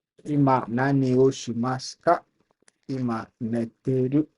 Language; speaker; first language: Japanese; non-native, learner; English